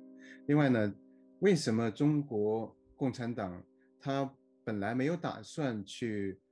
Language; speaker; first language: Chinese; native; Chinese